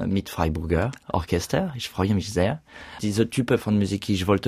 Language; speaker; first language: German; non-native, learner; French